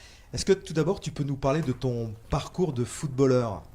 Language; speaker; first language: French; native; French